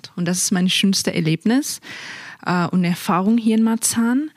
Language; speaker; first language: German; non-native, fluent; Persian